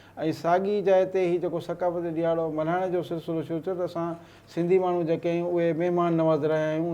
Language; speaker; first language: Sindhi; native; Sindhi